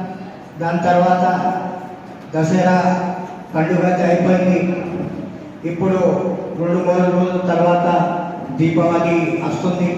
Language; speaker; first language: Telugu; non-native, local second language; Urdu